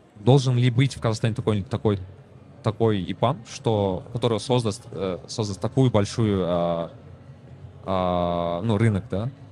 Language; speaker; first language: Russian; non-native, local second language; Kazakh